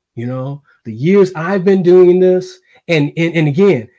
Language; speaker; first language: English; native; English